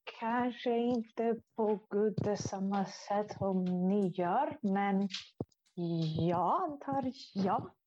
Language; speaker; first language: Swedish; non-native, fluent; Italian